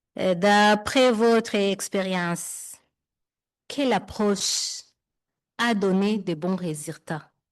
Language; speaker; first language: French; non-native, local second language; Kinyarwanda